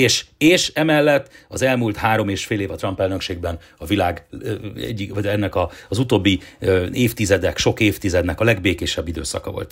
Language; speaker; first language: Hungarian; native; Hungarian